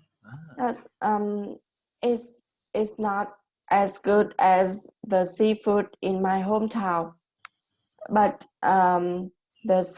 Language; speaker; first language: English; non-native, learner; Vietnamese